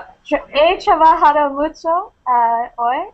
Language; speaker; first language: Spanish; non-native, learner; English